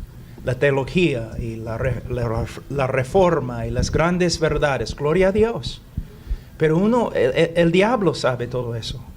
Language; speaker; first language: Spanish; non-native, fluent; English